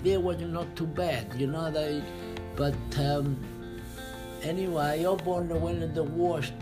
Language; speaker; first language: English; non-native, learner; Italian